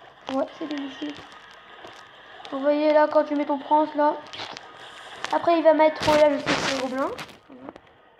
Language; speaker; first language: French; native; French